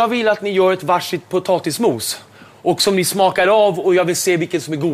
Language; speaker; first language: Swedish; native; Swedish